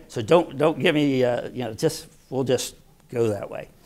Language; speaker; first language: English; native; English